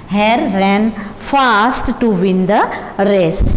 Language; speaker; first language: English; non-native, local second language; Gujarati